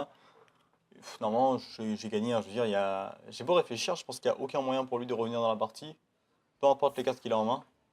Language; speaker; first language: French; native; French